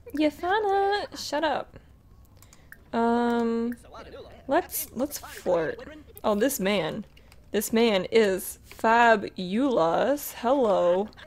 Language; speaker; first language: English; native; English